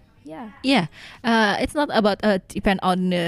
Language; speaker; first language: English; non-native, learner; Indonesian